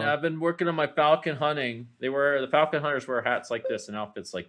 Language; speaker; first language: English; native; English